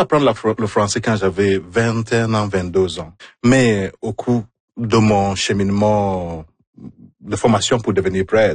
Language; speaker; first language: French; non-native, fluent; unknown